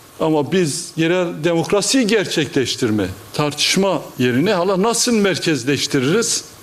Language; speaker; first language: Turkish; non-native, local second language; Kurdish